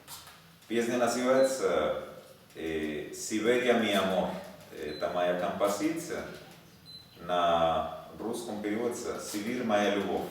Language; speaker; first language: Russian; non-native, learner; Spanish